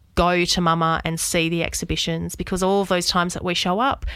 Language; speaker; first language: English; native; English